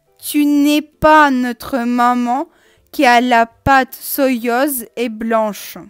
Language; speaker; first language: French; non-native, fluent; Russian